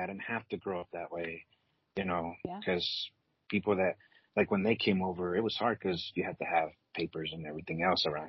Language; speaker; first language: English; native; English